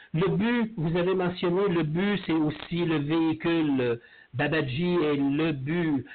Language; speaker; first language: French; native; French